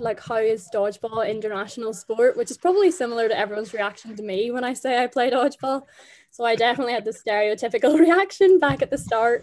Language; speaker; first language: English; native; English